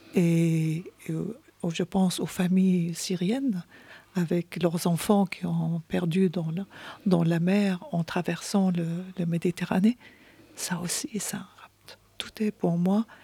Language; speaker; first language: French; non-native, fluent; Arabic